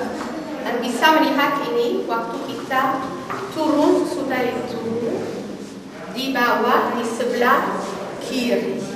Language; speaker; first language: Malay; non-native, fluent; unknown